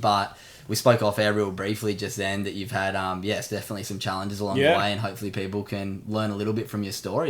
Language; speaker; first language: English; native; English